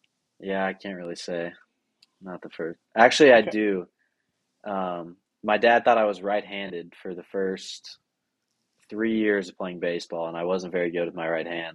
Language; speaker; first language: English; native; English